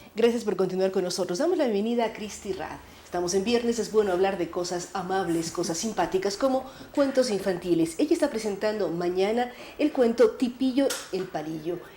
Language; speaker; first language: Spanish; native; Spanish